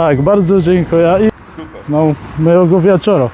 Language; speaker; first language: Polish; non-native, learner; English